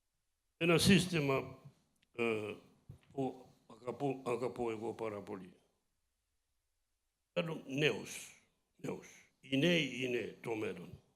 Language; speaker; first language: Greek; early bilingual, heritage; Greek